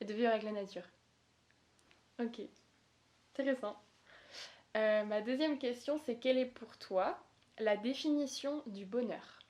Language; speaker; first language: French; native; French